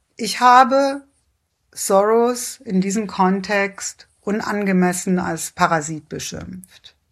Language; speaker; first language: German; early bilingual, other home language; Persian